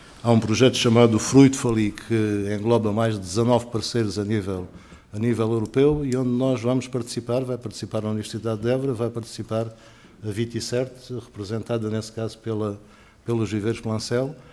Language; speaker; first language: Portuguese; native; Portuguese